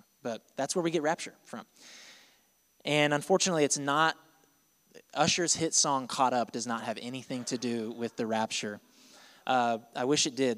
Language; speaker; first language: English; native; English